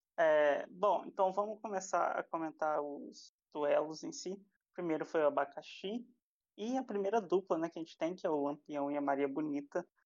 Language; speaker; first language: Portuguese; native; Portuguese